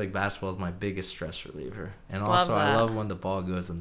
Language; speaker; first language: English; native; English